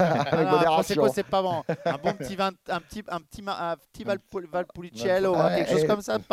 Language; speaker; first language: French; native; French